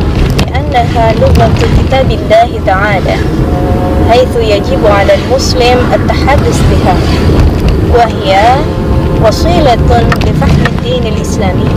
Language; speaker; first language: Arabic; non-native, fluent; Indonesian